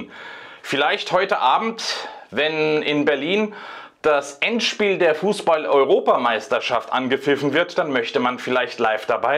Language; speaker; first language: German; native; German